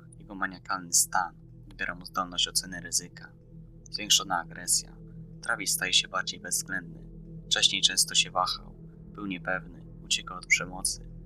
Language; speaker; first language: Polish; native; Polish